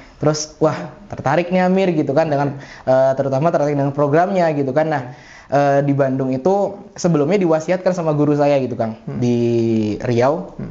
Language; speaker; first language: Indonesian; native; Indonesian